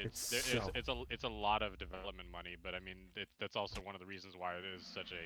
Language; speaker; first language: English; native; English